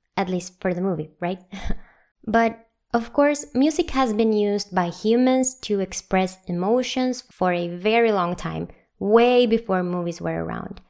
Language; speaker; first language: English; non-native, fluent; Spanish